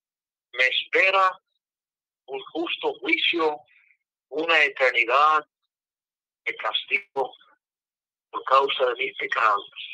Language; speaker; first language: Spanish; non-native, fluent; English